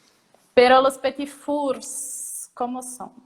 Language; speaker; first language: Spanish; non-native, learner; Portuguese